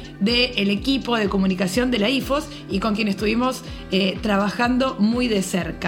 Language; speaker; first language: Spanish; native; Spanish